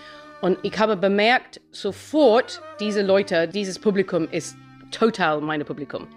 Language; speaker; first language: German; non-native, fluent; English